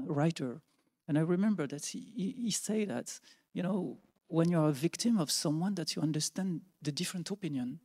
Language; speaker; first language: English; non-native, fluent; French